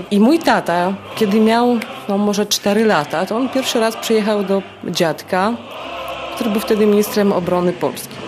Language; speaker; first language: Polish; non-native, fluent; Russian